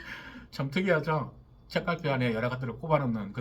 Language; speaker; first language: Korean; native; Korean